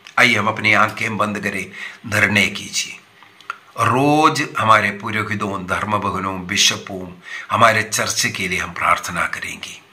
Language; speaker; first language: Hindi; non-native, local second language; Malayalam